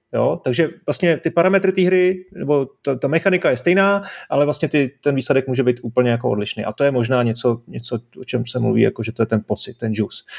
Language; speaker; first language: Czech; native; Czech